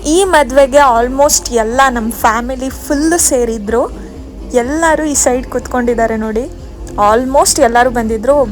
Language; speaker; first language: Kannada; non-native, local second language; Konkani